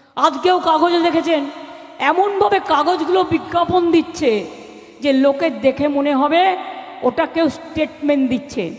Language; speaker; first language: Bangla; native; Bangla